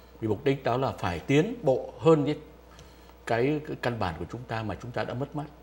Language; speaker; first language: Vietnamese; native; Vietnamese